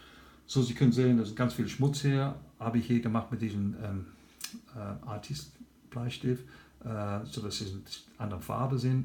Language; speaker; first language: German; non-native, learner; English